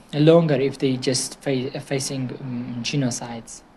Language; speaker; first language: English; non-native, fluent; Kurdish